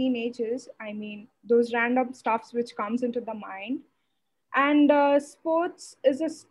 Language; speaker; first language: English; non-native, local second language; Odia